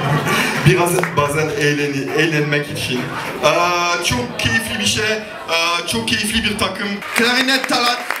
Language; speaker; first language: Turkish; non-native, fluent; French